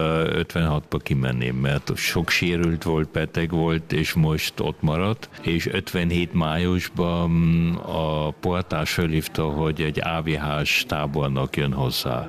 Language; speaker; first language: Hungarian; early bilingual, other home language; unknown